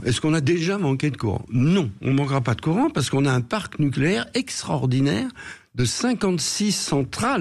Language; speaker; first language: French; native; French